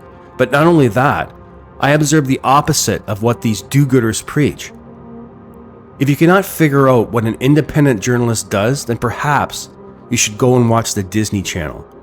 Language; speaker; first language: English; native; English